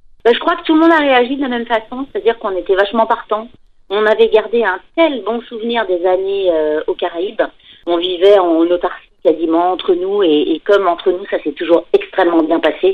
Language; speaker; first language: French; native; French